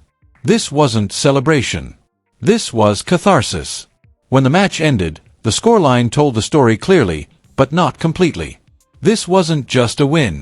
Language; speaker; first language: English; native; English